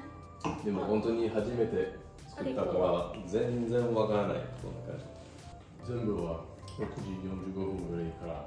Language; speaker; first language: Japanese; non-native, fluent; French